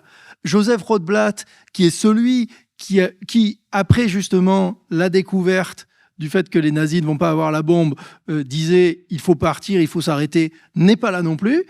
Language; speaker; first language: French; native; French